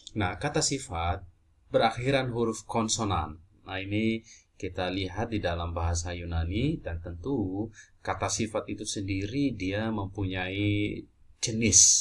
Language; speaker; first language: Indonesian; native; Indonesian